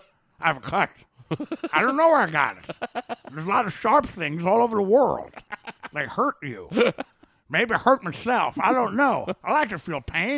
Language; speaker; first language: English; native; English